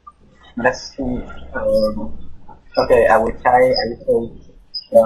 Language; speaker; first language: English; non-native, learner; Vietnamese